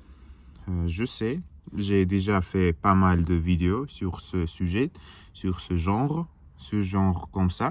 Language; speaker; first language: French; non-native, learner; Russian